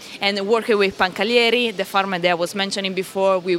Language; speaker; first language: English; non-native, fluent; Italian